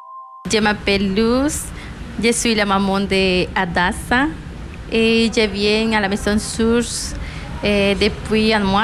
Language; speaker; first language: French; non-native, learner; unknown